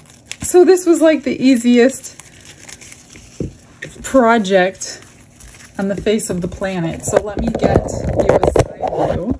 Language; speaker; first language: English; native; English